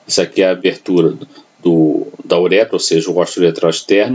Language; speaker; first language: Portuguese; native; Portuguese